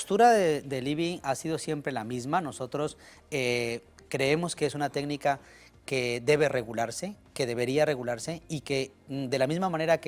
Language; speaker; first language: Spanish; native; Spanish